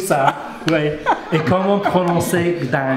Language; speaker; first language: French; non-native, fluent; English